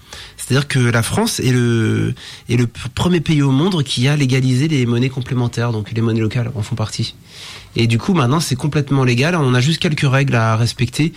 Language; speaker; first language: French; native; French